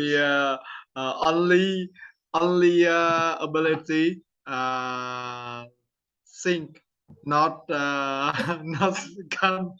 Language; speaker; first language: English; non-native, learner; Vietnamese